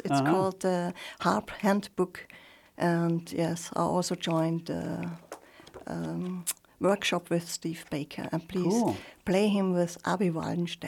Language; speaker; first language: English; non-native, fluent; German